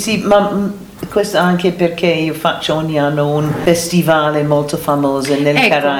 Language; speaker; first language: Italian; non-native, learner; English